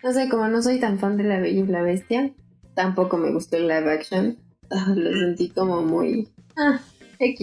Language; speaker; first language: Spanish; native; Spanish